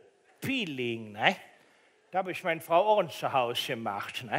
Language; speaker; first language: German; native; German